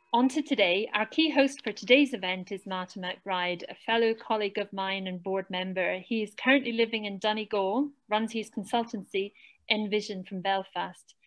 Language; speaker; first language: English; native; English